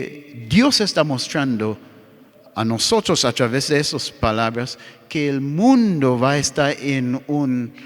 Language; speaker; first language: Spanish; non-native, fluent; English